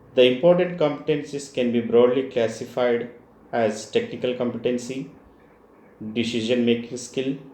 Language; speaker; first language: English; non-native, local second language; Telugu